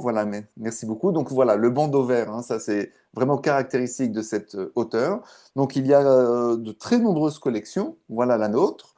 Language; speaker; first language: French; native; French